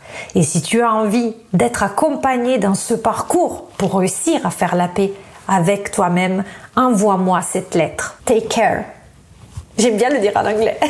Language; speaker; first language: French; non-native, fluent; Italian